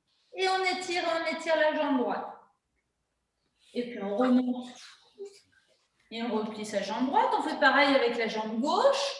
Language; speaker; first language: French; native; French